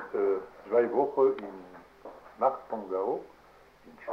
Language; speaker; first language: German; non-native, learner; French